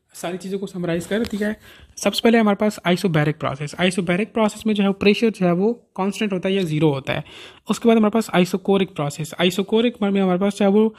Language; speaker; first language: Urdu; non-native, local second language; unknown